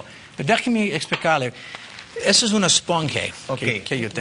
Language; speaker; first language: Spanish; non-native, learner; English